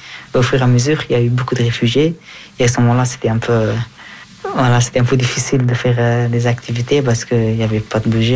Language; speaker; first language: French; early bilingual, other home language; Persian